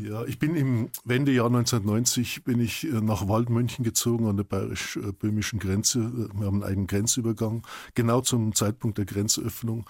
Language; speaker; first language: German; native; German